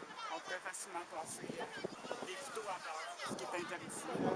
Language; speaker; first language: French; native; French